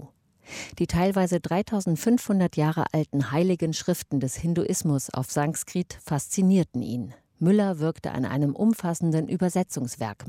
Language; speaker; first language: German; native; German